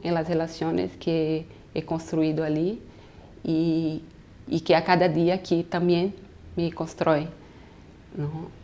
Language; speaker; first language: Spanish; non-native, fluent; Portuguese